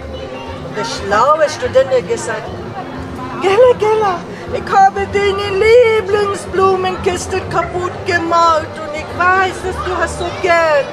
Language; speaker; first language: German; non-native, learner; Tibetan